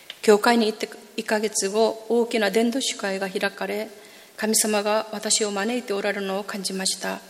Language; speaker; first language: Japanese; non-native, fluent; Korean